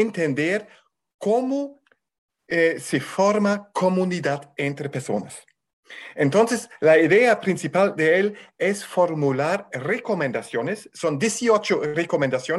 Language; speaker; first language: Spanish; non-native, fluent; German